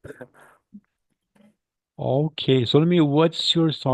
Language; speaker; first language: English; non-native, fluent; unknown